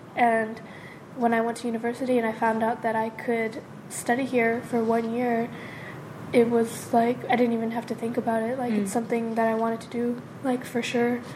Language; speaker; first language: English; early bilingual, other home language; Japanese